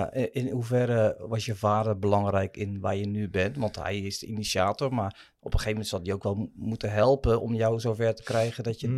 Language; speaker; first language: Dutch; native; Dutch